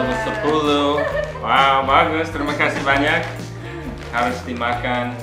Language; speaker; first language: Indonesian; non-native, fluent; English